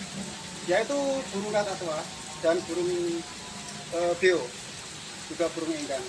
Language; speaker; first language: Indonesian; non-native, local second language; Javanese